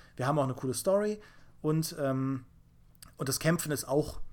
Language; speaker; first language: German; native; German